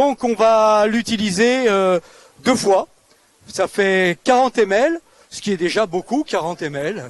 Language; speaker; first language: French; native; French